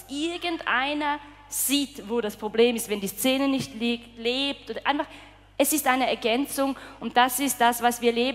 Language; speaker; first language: German; native; German